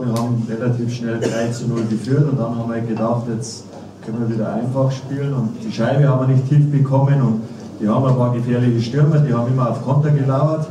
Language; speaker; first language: German; native; German